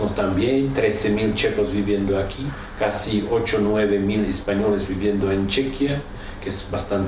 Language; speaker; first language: Spanish; non-native, fluent; Czech